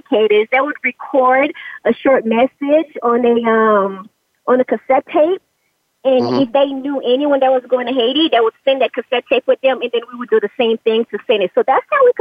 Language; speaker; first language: English; early bilingual, other home language; Haitian Creole